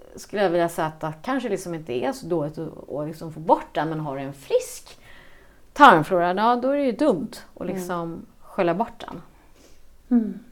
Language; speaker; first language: Swedish; native; Swedish